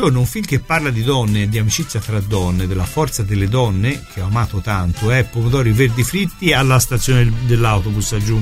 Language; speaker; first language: Italian; native; Italian